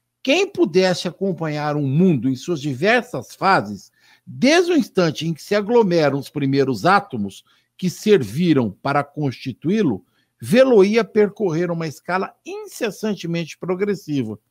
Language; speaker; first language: Portuguese; native; Portuguese